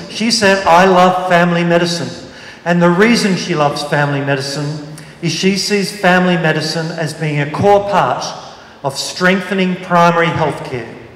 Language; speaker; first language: English; native; English